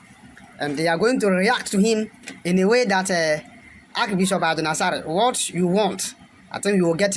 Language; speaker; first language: English; non-native, local second language; Akan